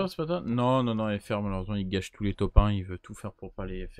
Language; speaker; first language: French; native; French